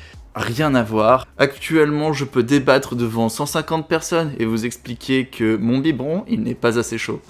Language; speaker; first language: French; native; French